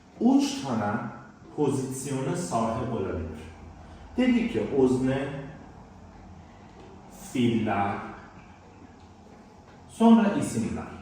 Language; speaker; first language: Turkish; non-native, learner; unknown